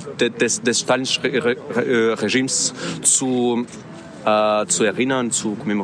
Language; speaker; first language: German; non-native, learner; Russian